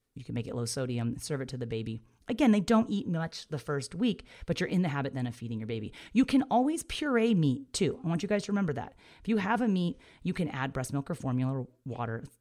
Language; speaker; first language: English; native; English